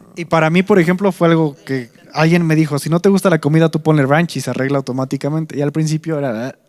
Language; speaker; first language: Spanish; native; Spanish